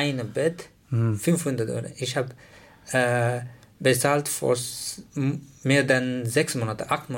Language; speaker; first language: German; non-native, learner; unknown